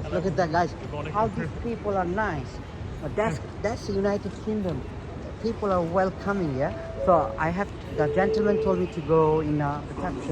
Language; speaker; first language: English; non-native, local second language; Bangla